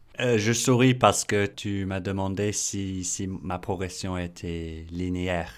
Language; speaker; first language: French; non-native, fluent; English